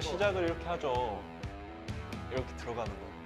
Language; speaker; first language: Korean; native; Korean